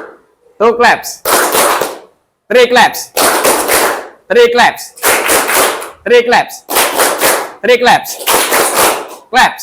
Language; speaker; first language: English; non-native, fluent; Indonesian